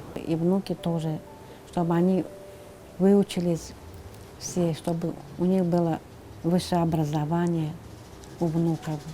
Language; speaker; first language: Russian; non-native, fluent; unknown